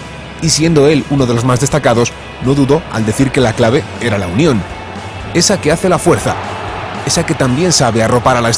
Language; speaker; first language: Spanish; native; Spanish